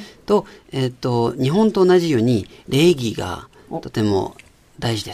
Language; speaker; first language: Japanese; non-native, learner; French